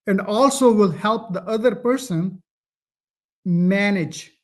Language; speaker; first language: English; non-native, local second language; Punjabi